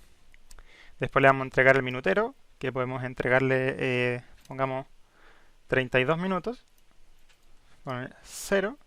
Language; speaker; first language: Spanish; native; Spanish